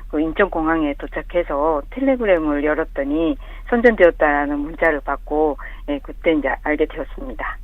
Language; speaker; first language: Korean; non-native, fluent; Japanese